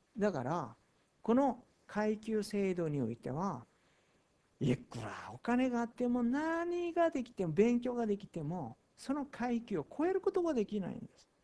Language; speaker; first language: Japanese; non-native, fluent; Korean